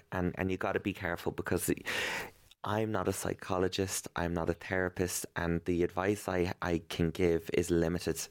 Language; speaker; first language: English; native; English